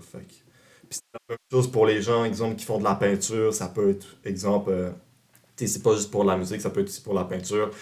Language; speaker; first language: French; native; French